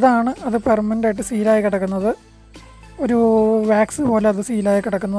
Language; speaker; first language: Malayalam; native; Malayalam